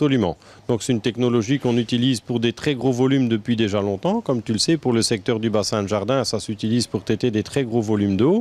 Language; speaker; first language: French; native; French